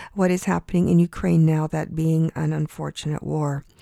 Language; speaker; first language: English; early bilingual, other home language; Ukrainian